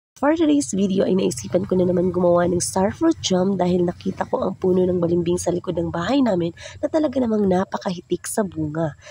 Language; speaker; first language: Filipino; non-native, local second language; Cebuano